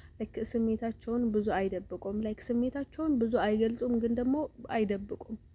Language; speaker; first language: Amharic; native; Amharic